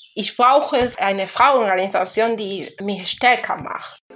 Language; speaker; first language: German; non-native, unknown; Spanish